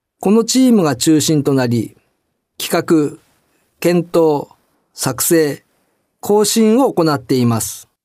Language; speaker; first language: Japanese; native; Japanese